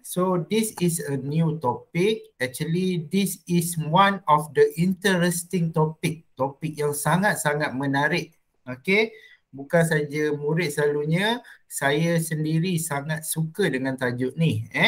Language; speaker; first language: English; non-native, local second language; Malay